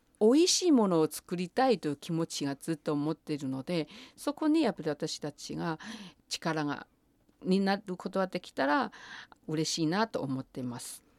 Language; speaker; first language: Japanese; non-native, fluent; Chinese